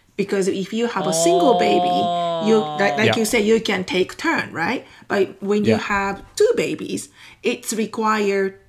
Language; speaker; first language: English; non-native, fluent; Japanese